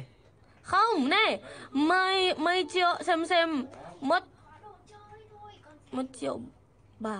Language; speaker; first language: Vietnamese; non-native, learner; Indonesian